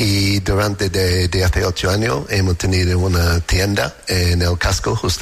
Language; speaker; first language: Spanish; non-native, learner; English